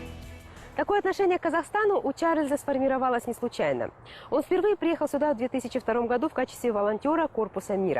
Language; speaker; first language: Russian; native; Russian